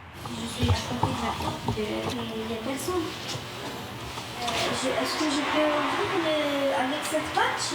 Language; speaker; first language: French; non-native, learner; Arabic